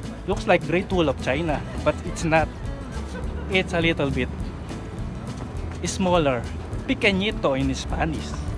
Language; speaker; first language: English; non-native, local second language; Filipino